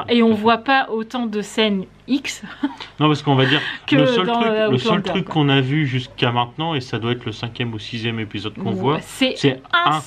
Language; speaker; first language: French; native; French